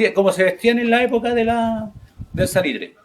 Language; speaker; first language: Spanish; native; Spanish